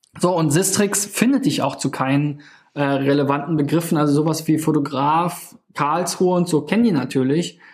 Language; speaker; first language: German; native; German